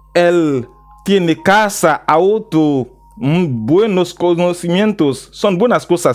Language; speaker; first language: Spanish; non-native, learner; Haitian Creole